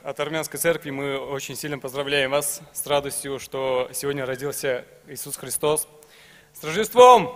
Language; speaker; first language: Russian; non-native, fluent; Norwegian